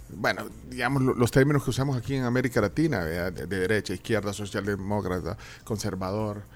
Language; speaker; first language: Spanish; native; Spanish